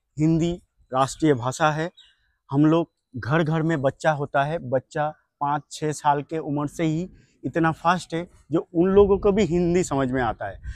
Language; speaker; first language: Hindi; non-native, local second language; Bangla